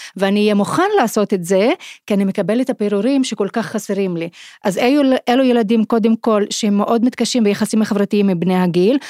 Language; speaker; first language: Hebrew; non-native, local second language; Arabic